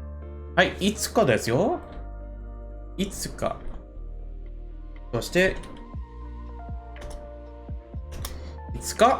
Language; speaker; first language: Japanese; non-native, learner; English